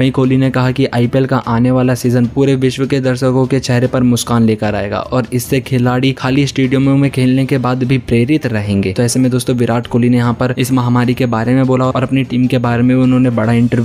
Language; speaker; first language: Hindi; native; Hindi